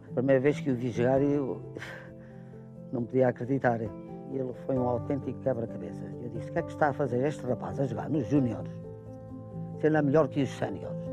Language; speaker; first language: Portuguese; native; Portuguese